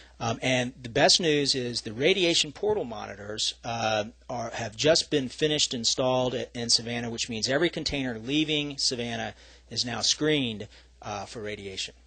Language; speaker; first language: English; native; English